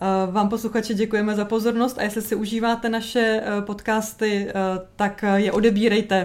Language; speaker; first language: Czech; native; Czech